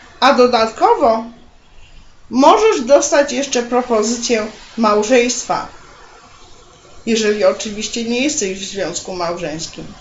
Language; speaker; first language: Polish; native; Polish